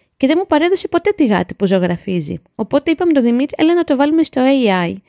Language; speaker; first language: Greek; native; Greek